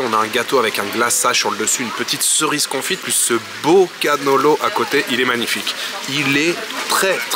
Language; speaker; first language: French; native; French